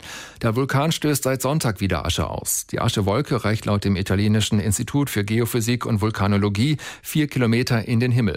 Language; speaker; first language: German; native; German